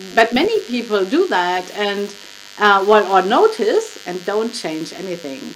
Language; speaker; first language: English; non-native, fluent; German